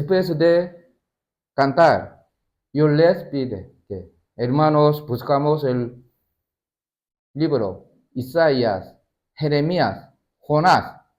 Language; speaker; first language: Spanish; non-native, learner; Korean